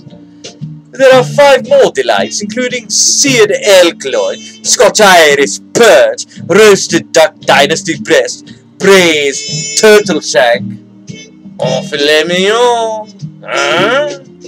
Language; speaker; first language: English; native; English